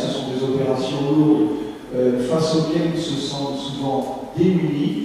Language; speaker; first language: French; native; French